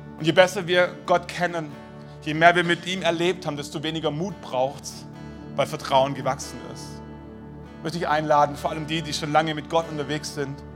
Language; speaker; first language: German; native; German